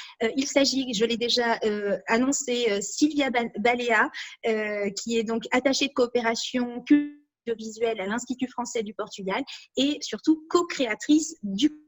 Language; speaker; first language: French; native; French